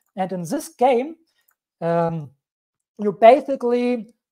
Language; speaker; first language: English; non-native, fluent; German